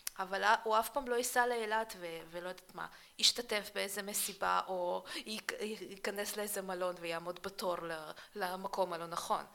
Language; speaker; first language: Hebrew; early bilingual, other home language; Russian